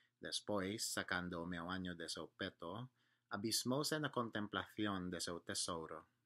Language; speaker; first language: Galician; non-native, learner; English